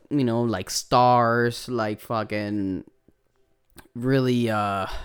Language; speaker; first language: English; non-native, fluent; Spanish